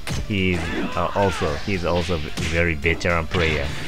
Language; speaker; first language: English; non-native, learner; Japanese